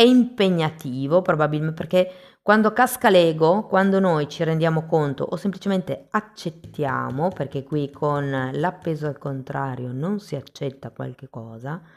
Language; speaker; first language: Italian; native; Italian